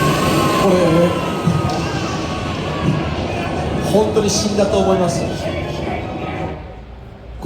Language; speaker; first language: Japanese; native; Japanese